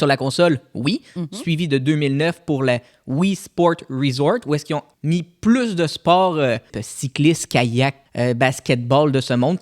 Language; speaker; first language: French; native; French